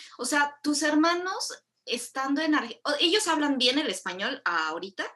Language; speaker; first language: Spanish; early bilingual, other home language; Korean